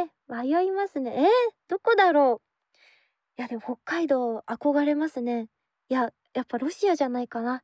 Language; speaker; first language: Japanese; native; Japanese